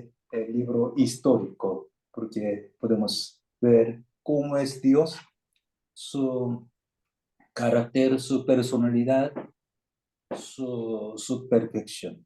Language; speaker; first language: Spanish; non-native, fluent; Korean